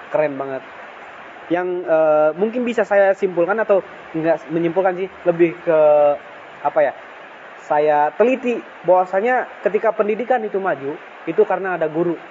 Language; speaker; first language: Indonesian; non-native, local second language; Sundanese